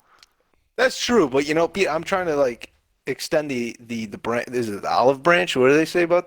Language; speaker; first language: English; native; English